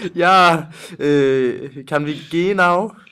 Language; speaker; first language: German; non-native, learner; Danish